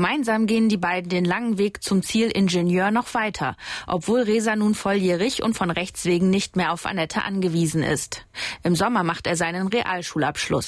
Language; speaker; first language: German; native; German